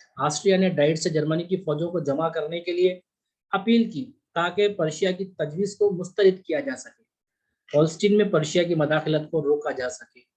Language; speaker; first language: Urdu; native; Urdu